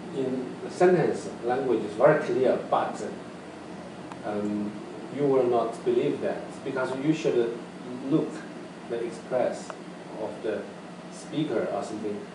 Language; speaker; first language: English; non-native, learner; Chinese